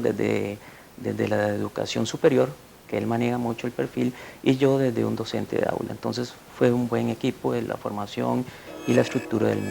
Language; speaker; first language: Spanish; native; Spanish